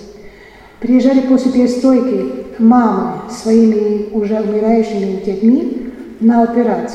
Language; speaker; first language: Russian; non-native, fluent; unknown